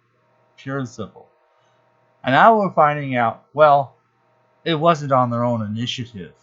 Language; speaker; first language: English; native; English